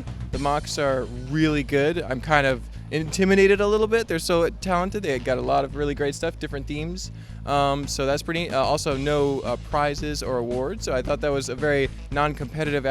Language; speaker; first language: English; native; English